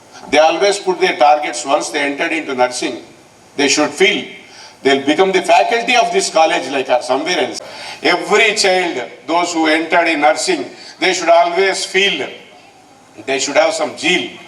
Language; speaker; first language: English; non-native, local second language; Telugu